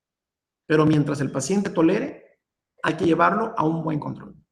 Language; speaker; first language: Spanish; native; Spanish